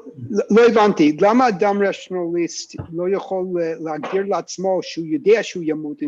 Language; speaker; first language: Hebrew; non-native, fluent; English